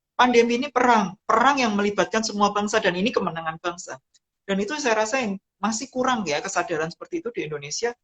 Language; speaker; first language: Indonesian; non-native, local second language; Javanese